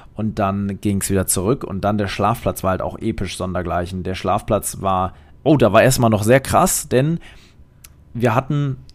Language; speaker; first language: German; non-native, fluent; Polish